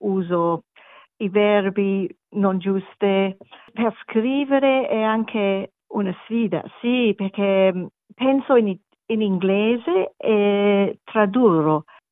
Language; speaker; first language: Italian; non-native, learner; English